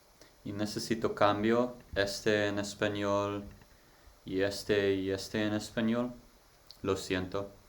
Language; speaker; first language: Spanish; non-native, learner; English